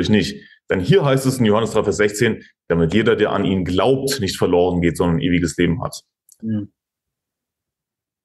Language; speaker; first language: German; native; German